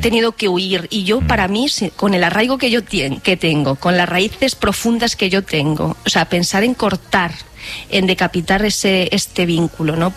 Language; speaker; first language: Spanish; native; Spanish